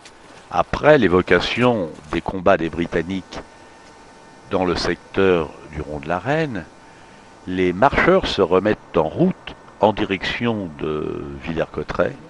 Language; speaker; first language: French; native; French